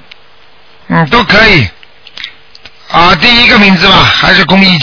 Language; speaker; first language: Chinese; native; Chinese